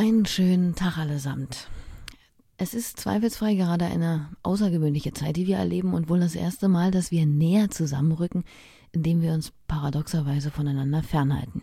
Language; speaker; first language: German; native; German